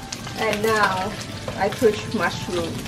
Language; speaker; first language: English; non-native, learner; Thai